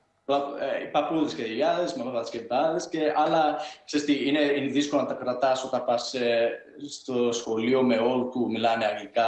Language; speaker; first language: Greek; early bilingual, heritage; Greek